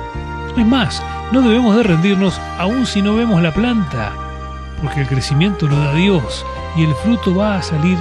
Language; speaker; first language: Spanish; native; Spanish